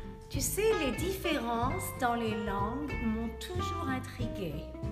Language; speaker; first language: French; native; French